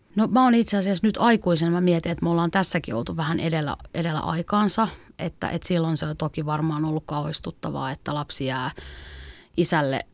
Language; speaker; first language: Finnish; native; Finnish